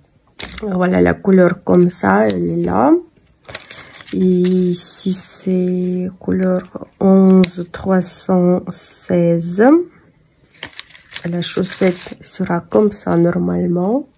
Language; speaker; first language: French; non-native, fluent; Russian